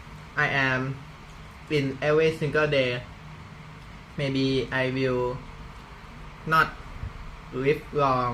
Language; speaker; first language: English; non-native, learner; Thai